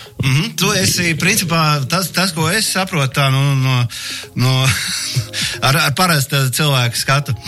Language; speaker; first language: Latvian; native; Latvian